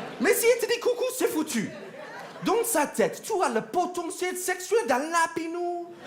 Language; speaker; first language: French; non-native, fluent; English